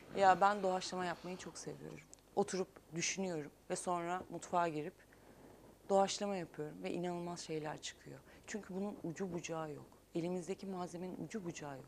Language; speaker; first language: Turkish; native; Turkish